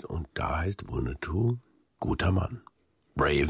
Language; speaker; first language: German; native; German